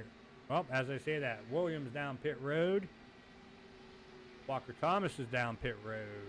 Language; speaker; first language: English; native; English